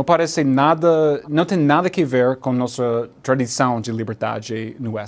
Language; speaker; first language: Portuguese; non-native, learner; English